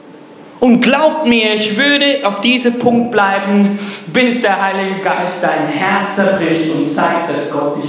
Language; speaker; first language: German; non-native, fluent; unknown